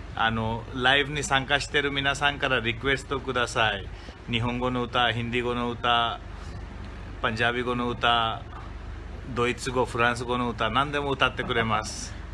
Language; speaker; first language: Japanese; non-native, fluent; Hindi